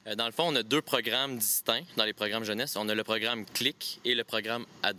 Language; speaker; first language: French; native; French